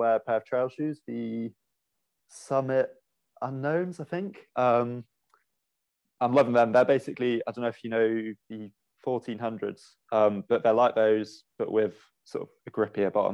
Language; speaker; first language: English; native; English